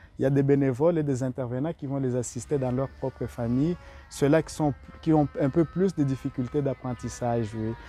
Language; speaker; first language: French; non-native, local second language; Rundi